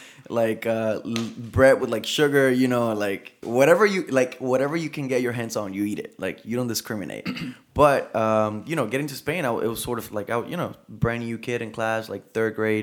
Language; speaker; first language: English; non-native, fluent; Spanish